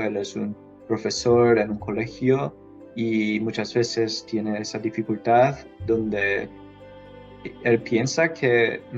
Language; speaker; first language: Spanish; non-native, fluent; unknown